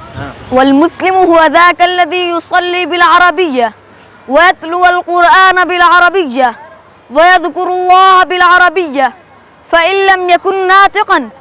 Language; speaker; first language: Arabic; non-native, learner; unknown